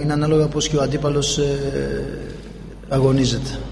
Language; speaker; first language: Greek; native; Greek